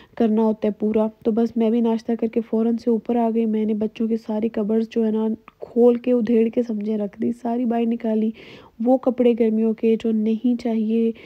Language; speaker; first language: Urdu; native; Urdu